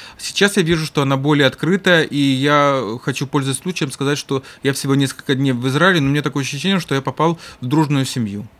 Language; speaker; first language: Russian; native; Russian